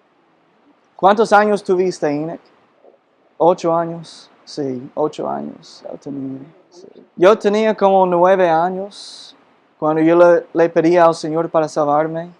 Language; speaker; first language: Spanish; non-native, fluent; English